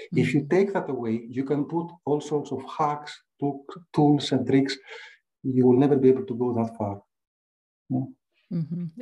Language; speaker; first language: English; non-native, fluent; Greek